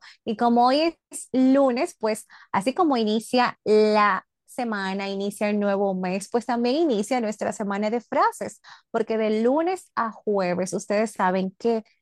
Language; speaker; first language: Spanish; native; Spanish